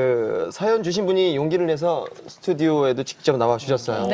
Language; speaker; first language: Korean; native; Korean